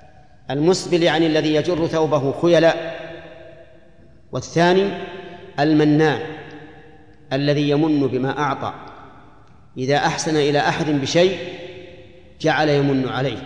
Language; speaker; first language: Arabic; native; Arabic